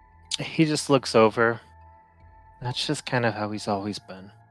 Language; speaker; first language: English; native; English